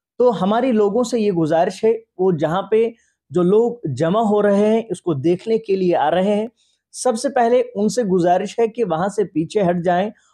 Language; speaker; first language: Urdu; non-native, local second language; Kashmiri